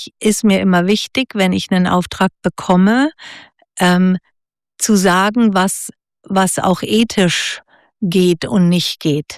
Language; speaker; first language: German; native; German